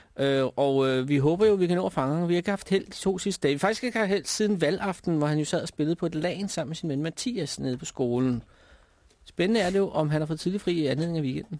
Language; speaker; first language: Danish; native; Danish